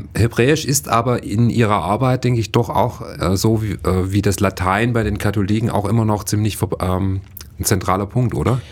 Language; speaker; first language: German; native; German